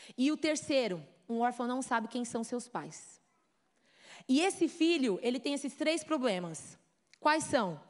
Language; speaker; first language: Portuguese; native; Portuguese